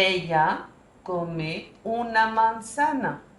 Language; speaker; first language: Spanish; non-native, learner; French